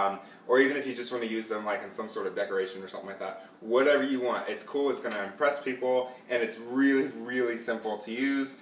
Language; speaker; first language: English; native; English